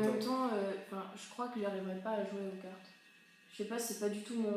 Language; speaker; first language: French; native; French